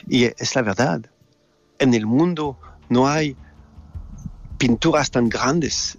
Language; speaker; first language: Spanish; non-native, learner; French